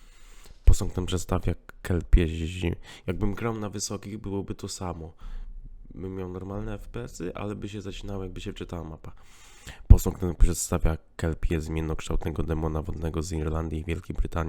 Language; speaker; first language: Polish; native; Polish